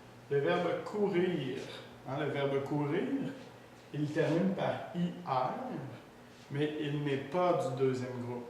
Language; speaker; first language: French; native; French